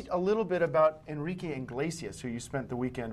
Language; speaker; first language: English; native; English